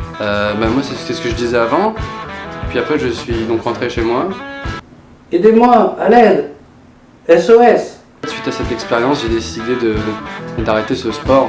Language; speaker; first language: French; native; French